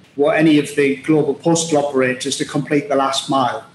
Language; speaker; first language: English; native; English